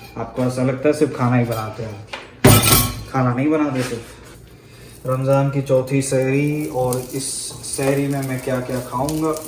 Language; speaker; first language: Hindi; native; Hindi